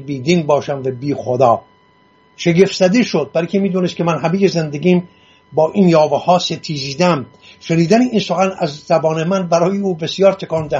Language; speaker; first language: Persian; non-native, local second language; Assyrian Neo-Aramaic